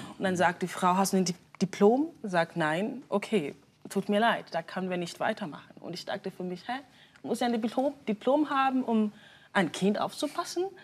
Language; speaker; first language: German; non-native, fluent; Swahili